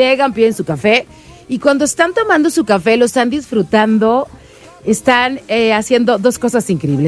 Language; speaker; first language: Spanish; native; Spanish